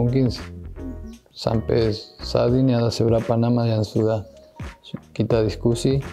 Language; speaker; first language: Indonesian; non-native, fluent; Spanish